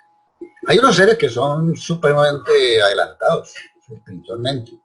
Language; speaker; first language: Spanish; native; Spanish